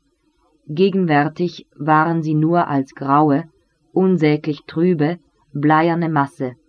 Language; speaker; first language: German; native; German